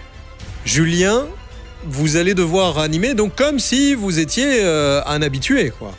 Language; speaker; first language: French; native; French